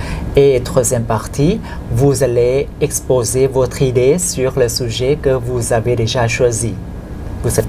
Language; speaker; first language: French; non-native, fluent; Thai